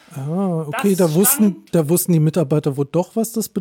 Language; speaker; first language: German; native; German